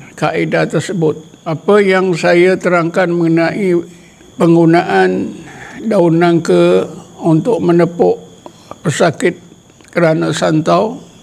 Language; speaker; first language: Malay; non-native, local second language; Javanese